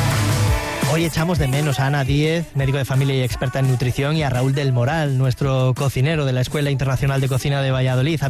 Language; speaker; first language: Spanish; native; Spanish